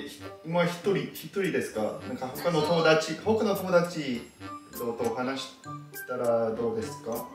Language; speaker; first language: Japanese; non-native, learner; English